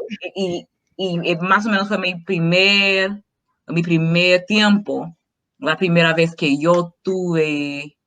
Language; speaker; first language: Spanish; non-native, fluent; English